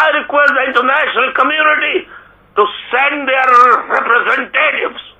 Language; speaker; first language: English; non-native, local second language; Urdu